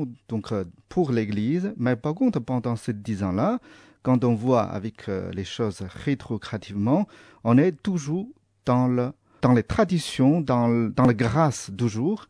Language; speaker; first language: French; non-native, fluent; Chinese